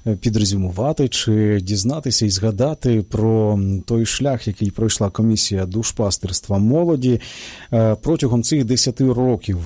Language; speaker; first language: Ukrainian; native; Ukrainian